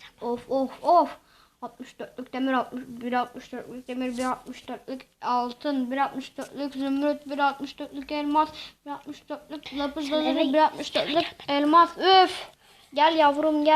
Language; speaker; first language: Turkish; native; Turkish